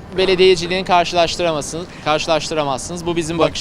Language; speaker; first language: Turkish; native; Turkish